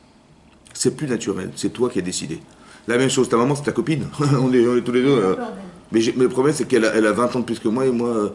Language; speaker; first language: French; native; French